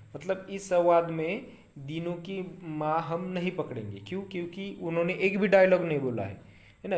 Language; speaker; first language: Hindi; non-native, local second language; Marathi